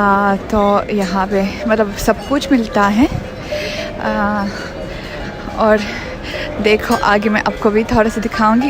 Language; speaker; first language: Hindi; non-native, fluent; Russian